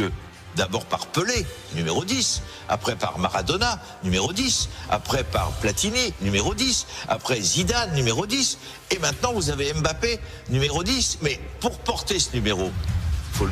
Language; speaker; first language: French; native; French